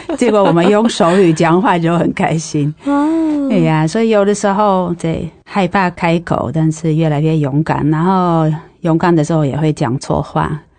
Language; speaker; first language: Chinese; non-native, fluent; Dutch